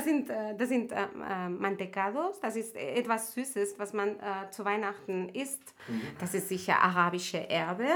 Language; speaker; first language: German; non-native, fluent; Spanish